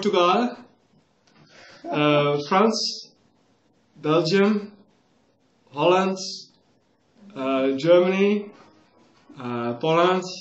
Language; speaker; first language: English; non-native, learner; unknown